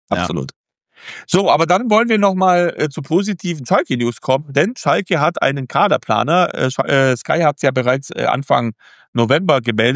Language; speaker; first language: German; native; German